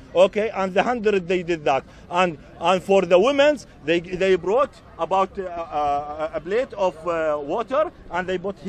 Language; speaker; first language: English; non-native, learner; Arabic